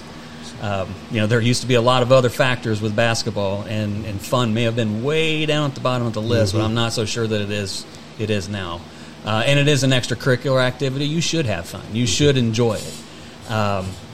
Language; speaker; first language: English; native; English